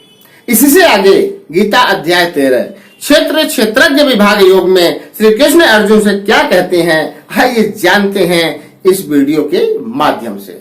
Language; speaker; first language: Hindi; native; Hindi